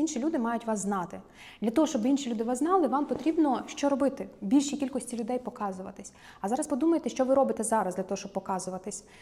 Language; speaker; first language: Ukrainian; native; Ukrainian